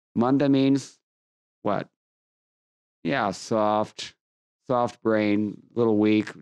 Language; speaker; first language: English; native; English